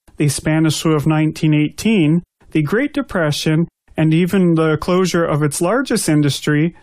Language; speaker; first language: English; native; English